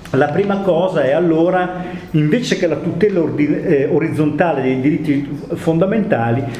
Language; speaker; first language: Italian; native; Italian